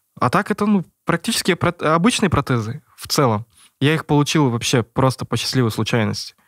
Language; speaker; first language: Russian; native; Russian